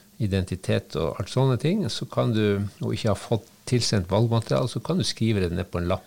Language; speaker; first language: Norwegian; native; Norwegian